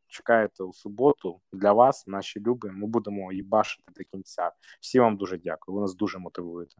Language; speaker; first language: Ukrainian; native; Ukrainian